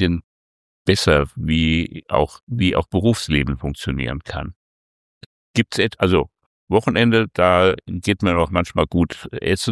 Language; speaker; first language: German; native; German